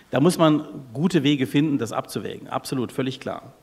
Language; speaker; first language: German; native; German